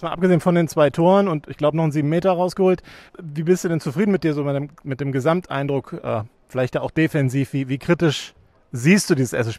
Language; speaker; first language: German; native; German